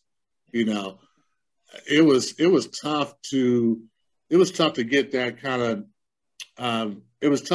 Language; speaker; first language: English; native; English